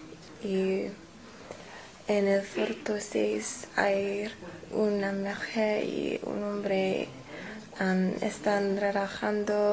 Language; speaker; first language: Spanish; non-native, learner; English